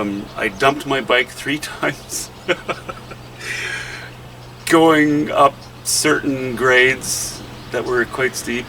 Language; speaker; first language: English; native; English